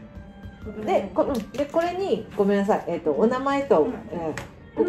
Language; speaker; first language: Japanese; native; Japanese